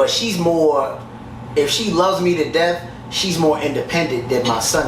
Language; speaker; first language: English; native; English